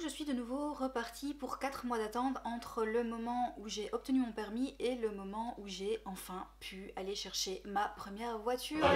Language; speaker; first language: French; native; French